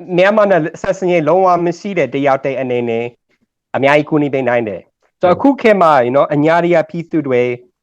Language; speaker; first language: Burmese; non-native, learner; English